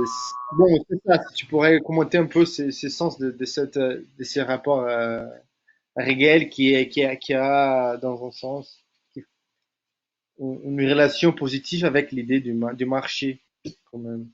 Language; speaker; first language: French; non-native, fluent; Portuguese